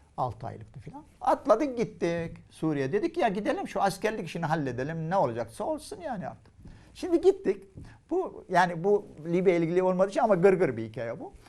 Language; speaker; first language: Turkish; non-native, fluent; Arabic